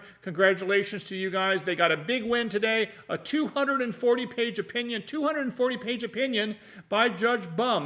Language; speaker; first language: English; native; English